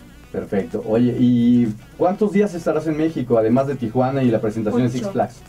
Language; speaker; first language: Spanish; native; Spanish